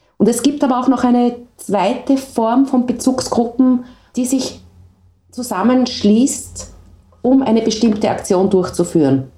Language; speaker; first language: German; native; German